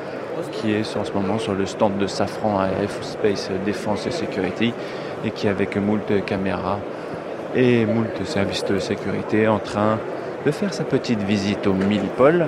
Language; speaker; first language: French; native; French